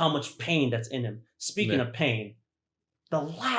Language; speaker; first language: English; native; English